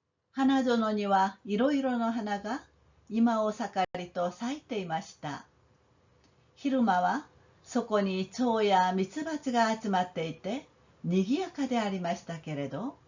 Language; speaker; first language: Japanese; non-native, fluent; Korean